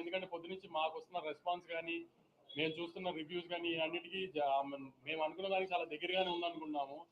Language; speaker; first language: Telugu; native; Telugu